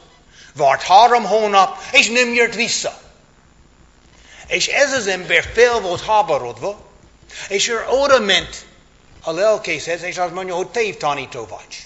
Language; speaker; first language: Hungarian; non-native, fluent; English